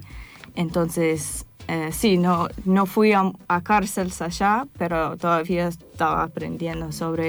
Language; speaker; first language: Spanish; non-native, fluent; English